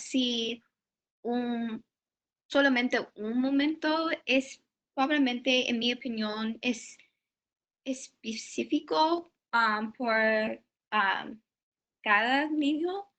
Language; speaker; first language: Spanish; non-native, learner; English